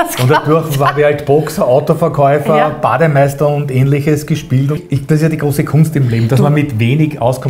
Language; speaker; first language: German; native; German